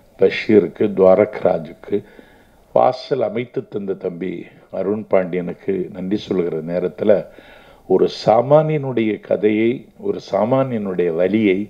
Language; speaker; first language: Tamil; native; Tamil